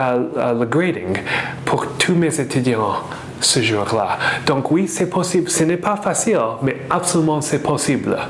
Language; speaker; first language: French; non-native, fluent; English